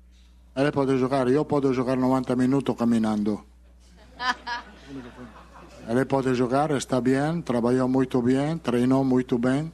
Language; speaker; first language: Portuguese; non-native, learner; Spanish